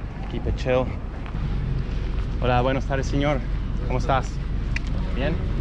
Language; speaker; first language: Spanish; non-native, fluent; English